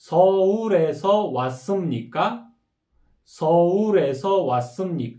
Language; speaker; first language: Korean; non-native, fluent; Kyrgyz